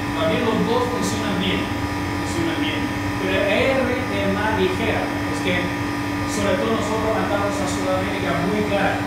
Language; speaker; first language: Spanish; non-native, learner; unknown